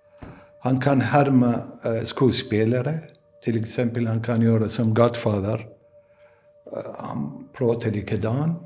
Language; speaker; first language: Swedish; non-native, learner; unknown